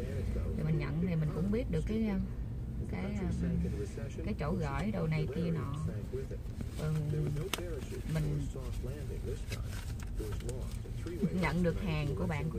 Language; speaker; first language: Vietnamese; native; Vietnamese